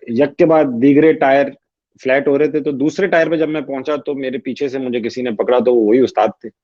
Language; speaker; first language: Urdu; native; Urdu